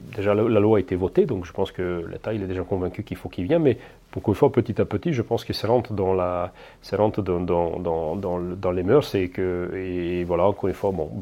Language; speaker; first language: French; non-native, fluent; Hungarian